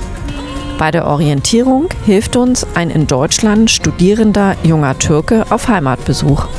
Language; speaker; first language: German; native; German